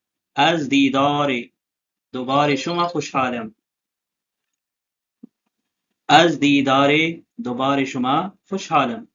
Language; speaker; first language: Persian; non-native, fluent; Urdu